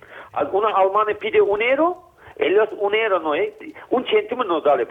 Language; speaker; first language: Spanish; non-native, learner; Azerbaijani